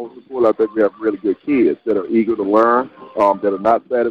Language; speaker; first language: English; native; English